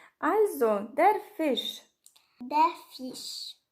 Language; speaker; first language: German; non-native, fluent; Ukrainian